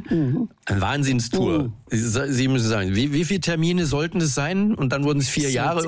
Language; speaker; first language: German; native; German